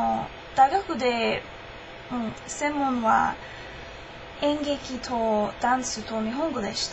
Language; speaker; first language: Japanese; non-native, learner; English